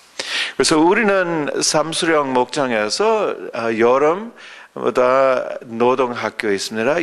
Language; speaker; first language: Korean; early bilingual, other home language; English